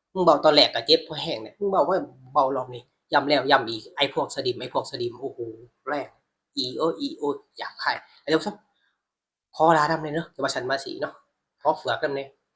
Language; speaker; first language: Thai; native; Thai